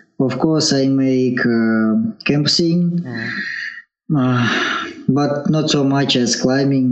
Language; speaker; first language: English; non-native, learner; Russian